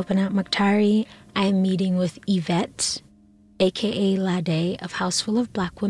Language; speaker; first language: English; non-native, local second language; Hausa